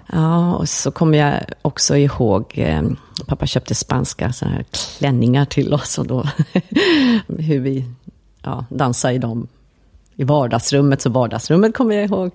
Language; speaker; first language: Swedish; early bilingual, other home language; Finnish